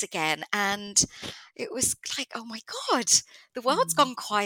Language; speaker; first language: English; non-native, local second language; Greek